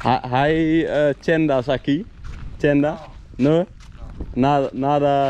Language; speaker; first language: Spanish; non-native, learner; Dutch